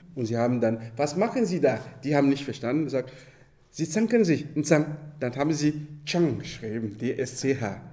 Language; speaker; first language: German; non-native, fluent; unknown